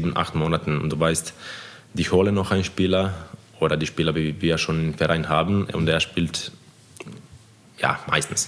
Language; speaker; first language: German; non-native, fluent; Croatian